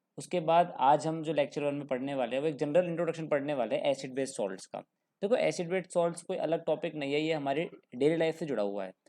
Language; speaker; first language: Hindi; native; Hindi